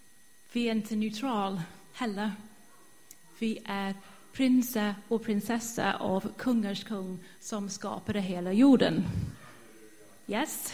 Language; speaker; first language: Swedish; non-native, fluent; English